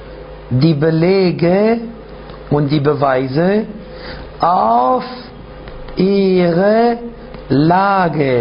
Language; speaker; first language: German; non-native, fluent; Arabic